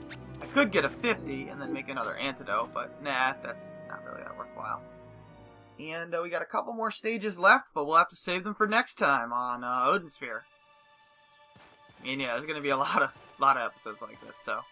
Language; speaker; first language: English; native; English